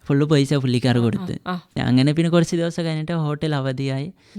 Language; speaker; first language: Malayalam; non-native, fluent; Assamese